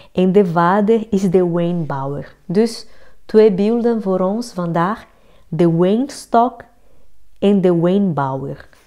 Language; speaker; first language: Dutch; non-native, fluent; Portuguese